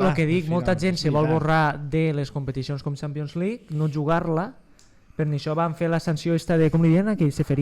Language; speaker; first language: Catalan; native; Catalan